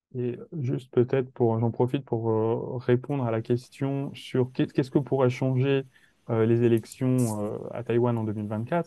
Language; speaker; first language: French; native; French